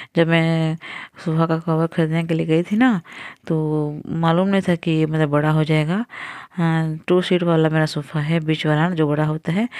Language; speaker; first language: Hindi; native; Hindi